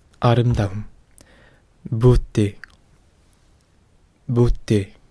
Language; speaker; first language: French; non-native, learner; Korean